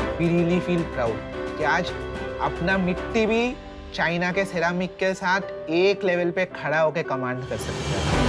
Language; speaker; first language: Hindi; non-native, local second language; Bangla